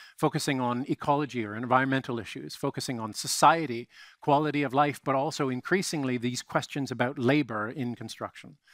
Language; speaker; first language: English; native; English